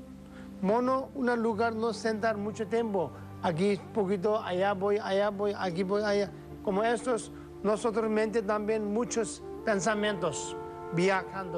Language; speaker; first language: Spanish; non-native, learner; Tibetan